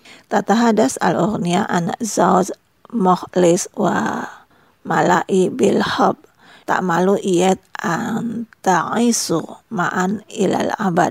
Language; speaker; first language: Arabic; non-native, fluent; Indonesian